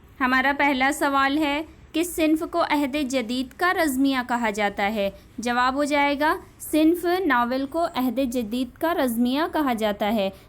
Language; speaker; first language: Urdu; native; Urdu